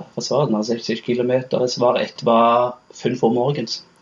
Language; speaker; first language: German; non-native, fluent; Norwegian